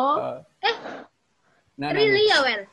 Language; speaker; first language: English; non-native, learner; Indonesian